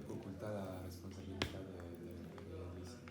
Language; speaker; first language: Spanish; non-native, learner; French